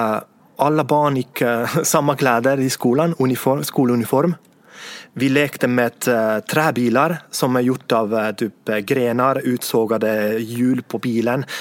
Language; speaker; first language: Swedish; non-native, fluent; Estonian